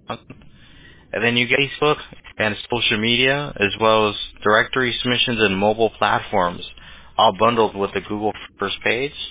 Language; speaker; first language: English; early bilingual, other home language; Spanish